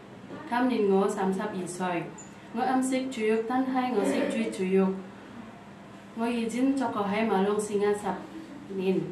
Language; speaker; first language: Cantonese; non-native, learner; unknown